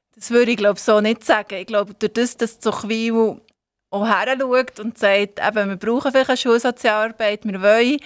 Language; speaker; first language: German; native; German